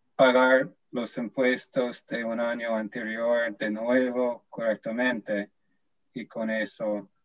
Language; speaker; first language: Spanish; non-native, fluent; English